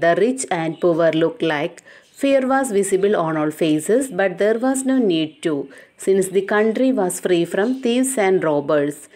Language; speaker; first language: English; non-native, local second language; Malayalam